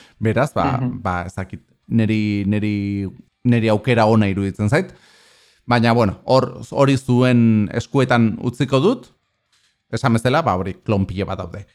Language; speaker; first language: Basque; native; Basque